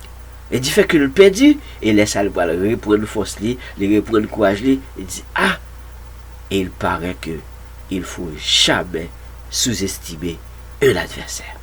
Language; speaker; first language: French; non-native, local second language; Haitian Creole